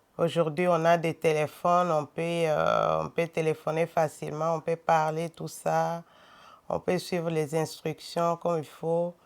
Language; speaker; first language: French; non-native, local second language; Lingala